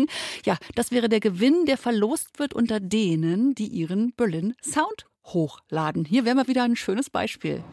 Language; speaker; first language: German; native; German